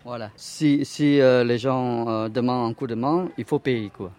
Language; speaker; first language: French; non-native, fluent; Indonesian